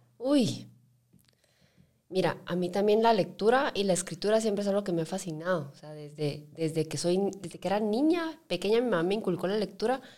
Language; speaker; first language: Spanish; native; Spanish